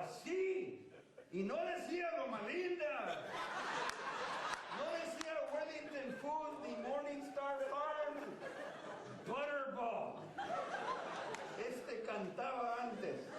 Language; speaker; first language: Spanish; early bilingual, heritage; Spanish